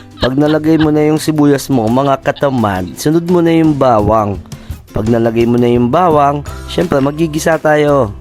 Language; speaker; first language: Filipino; non-native, local second language; Pampanga